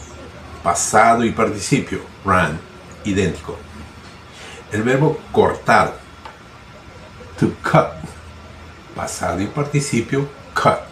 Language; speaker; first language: Spanish; non-native, fluent; Portuguese